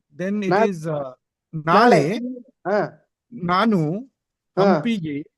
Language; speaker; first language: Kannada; non-native, learner; English